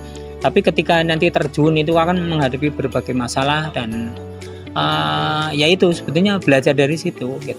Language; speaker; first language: Indonesian; native; Indonesian